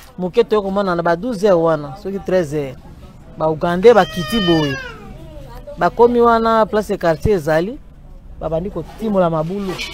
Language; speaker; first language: Lingala; native; Lingala